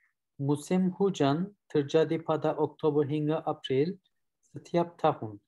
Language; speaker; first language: Indonesian; non-native, learner; Turkish